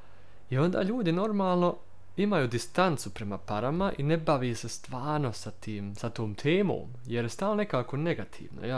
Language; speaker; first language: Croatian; early bilingual, heritage; Croatian